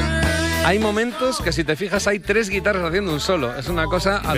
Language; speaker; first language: Spanish; native; Spanish